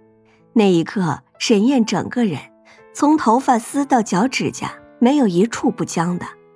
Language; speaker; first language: Chinese; native; Chinese